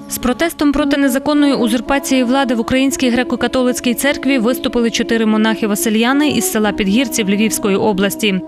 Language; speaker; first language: Ukrainian; native; Ukrainian